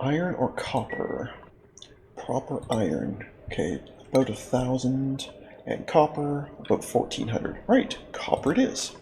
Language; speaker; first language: English; native; English